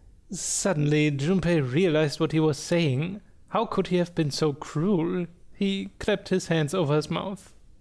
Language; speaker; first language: English; non-native, fluent; German